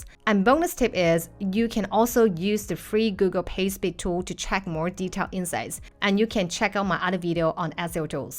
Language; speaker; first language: English; non-native, fluent; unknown